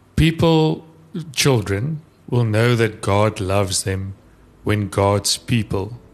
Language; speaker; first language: English; non-native, local second language; Afrikaans